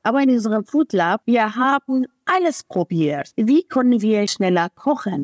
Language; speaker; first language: German; non-native, fluent; Persian